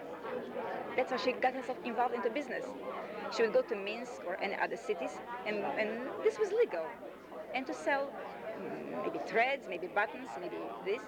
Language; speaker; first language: English; non-native, fluent; Yiddish